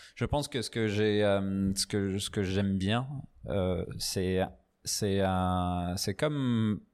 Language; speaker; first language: French; non-native, fluent; English